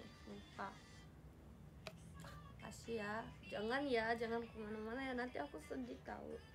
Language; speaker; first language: Indonesian; non-native, fluent; Japanese